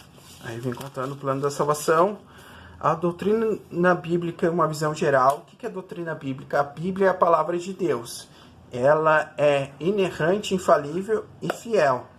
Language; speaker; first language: Portuguese; native; Portuguese